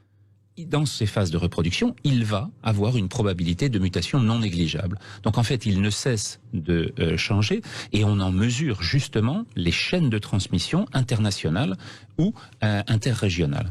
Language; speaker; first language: French; native; French